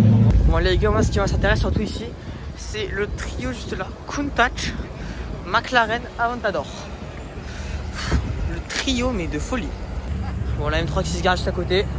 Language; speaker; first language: French; native; French